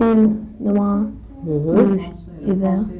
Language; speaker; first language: French; non-native, learner; English